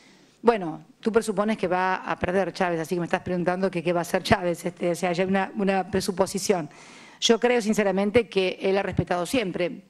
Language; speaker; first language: Spanish; native; Spanish